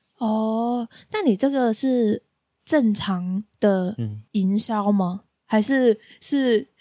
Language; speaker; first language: Chinese; non-native, local second language; Cantonese